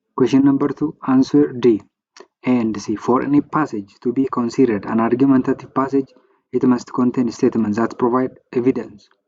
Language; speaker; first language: English; non-native, local second language; Amharic